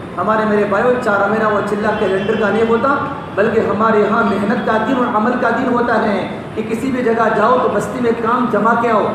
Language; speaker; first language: Urdu; non-native, local second language; Gujarati